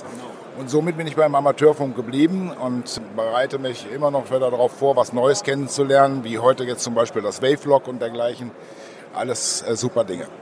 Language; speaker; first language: German; native; German